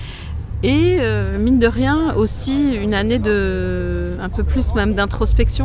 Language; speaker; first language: French; non-native, local second language; Arabic